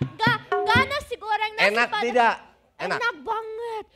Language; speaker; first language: Indonesian; non-native, fluent; German